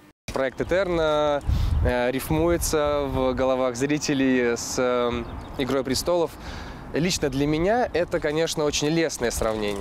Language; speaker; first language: Russian; native; Russian